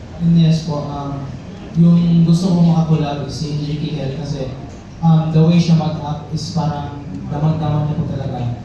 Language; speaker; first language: Filipino; non-native, local second language; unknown